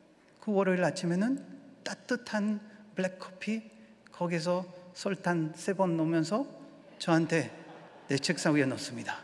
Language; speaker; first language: Korean; non-native, learner; Spanish